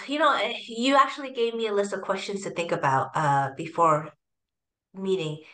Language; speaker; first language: English; early bilingual, other home language; Cantonese